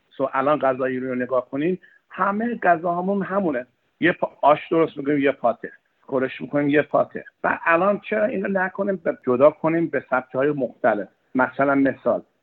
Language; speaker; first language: Persian; non-native, learner; Turkish